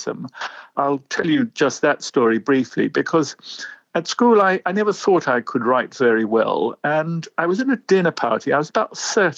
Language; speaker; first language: English; native; English